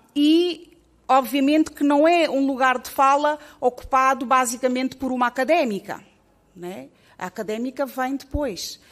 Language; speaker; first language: Portuguese; native; Portuguese